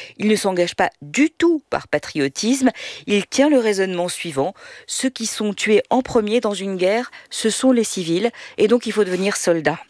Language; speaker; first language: French; native; French